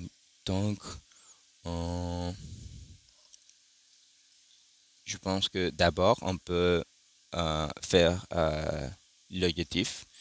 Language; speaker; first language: French; non-native, learner; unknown